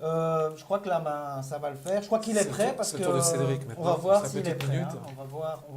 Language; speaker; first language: French; native; French